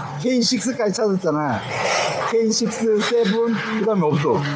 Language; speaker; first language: Korean; native; Korean